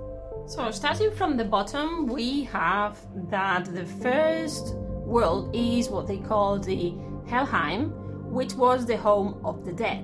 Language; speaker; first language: English; non-native, fluent; Spanish